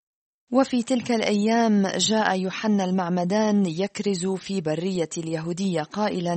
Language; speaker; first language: Arabic; native; Arabic